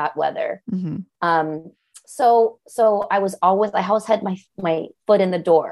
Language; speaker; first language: English; native; English